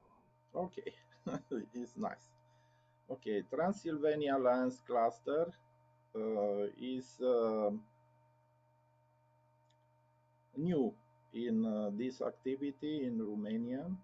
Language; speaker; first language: English; non-native, learner; Romanian